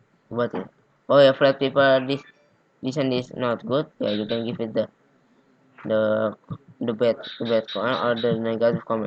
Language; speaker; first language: English; non-native, learner; Indonesian